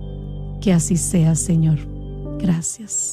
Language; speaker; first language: Spanish; native; Spanish